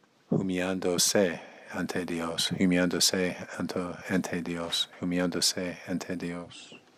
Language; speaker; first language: Spanish; non-native, learner; English